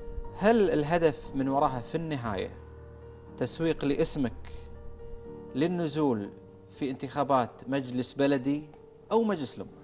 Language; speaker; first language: Arabic; native; Arabic